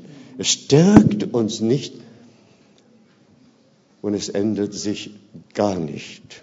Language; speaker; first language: German; non-native, fluent; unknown